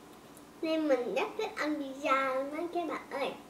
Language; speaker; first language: Vietnamese; early bilingual, heritage; Vietnamese